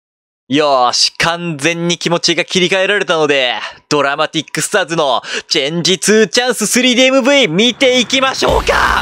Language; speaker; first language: Japanese; native; Japanese